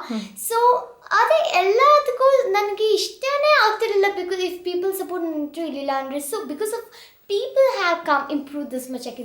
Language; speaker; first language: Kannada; early bilingual, heritage; Kannada